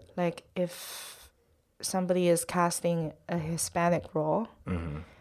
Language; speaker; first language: English; non-native, fluent; Chinese